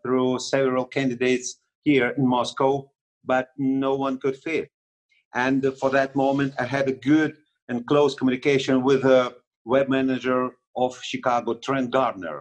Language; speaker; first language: English; non-native, learner; Russian